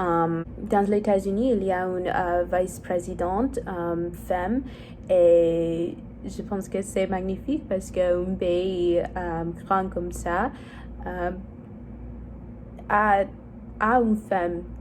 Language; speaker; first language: French; non-native, learner; English